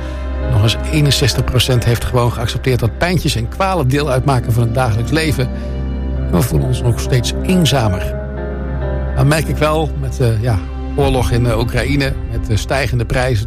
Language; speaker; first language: Dutch; native; Dutch